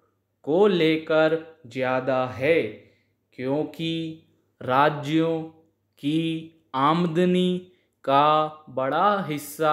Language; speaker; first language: Hindi; native; Hindi